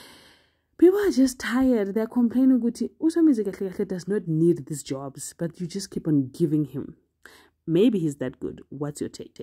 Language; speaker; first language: English; non-native, local second language; Zulu